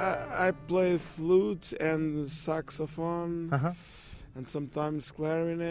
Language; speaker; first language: English; non-native, fluent; Portuguese